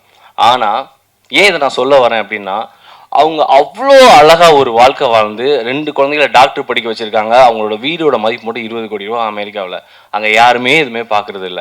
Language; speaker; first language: Tamil; native; Tamil